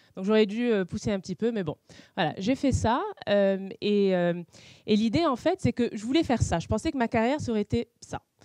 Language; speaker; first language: French; non-native, local second language; Arabic